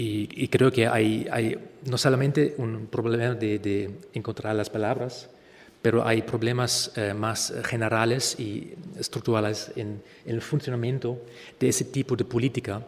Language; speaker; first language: Spanish; non-native, fluent; German